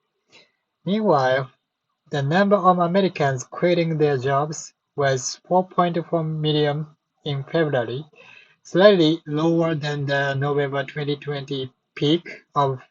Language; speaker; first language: English; non-native, learner; Japanese